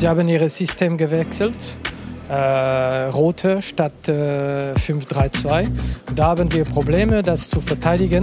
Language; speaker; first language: German; non-native, fluent; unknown